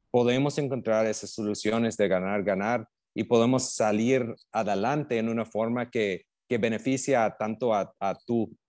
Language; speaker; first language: Spanish; non-native, fluent; English